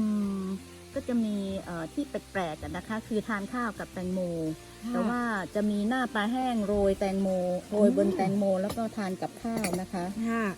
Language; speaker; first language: Thai; native; Thai